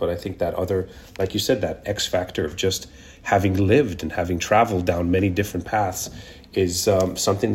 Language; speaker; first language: English; non-native, local second language; Hebrew